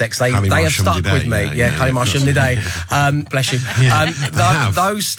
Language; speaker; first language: English; native; English